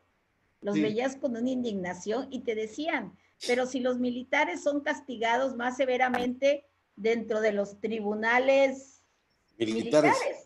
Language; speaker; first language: Spanish; native; Spanish